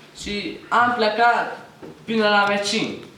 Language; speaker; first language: Romanian; non-native, learner; Hungarian